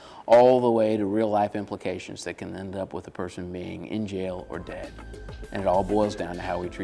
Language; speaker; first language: English; native; English